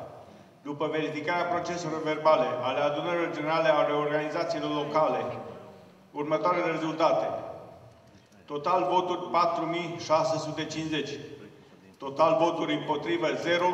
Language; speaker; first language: Romanian; native; Romanian